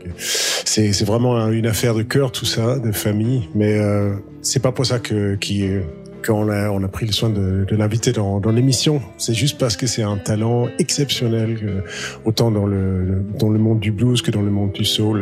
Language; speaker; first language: French; native; French